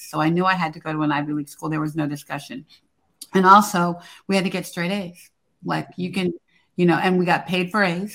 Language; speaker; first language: English; native; English